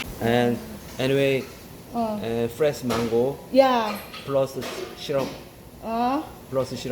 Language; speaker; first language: English; non-native, learner; Korean